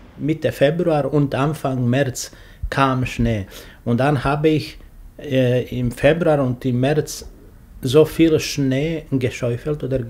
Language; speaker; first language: German; non-native, fluent; Croatian